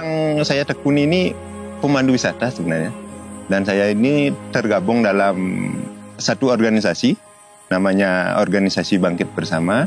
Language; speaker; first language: Indonesian; non-native, local second language; Balinese